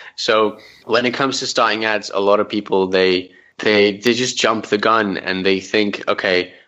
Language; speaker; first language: English; early bilingual, other home language; Arabic